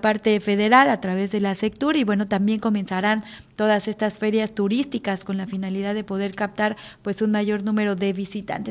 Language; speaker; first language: Spanish; native; Spanish